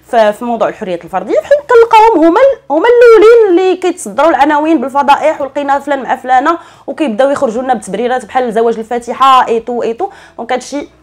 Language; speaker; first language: Arabic; native; Arabic